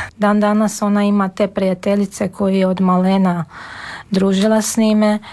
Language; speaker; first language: Serbian; non-native, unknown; Armenian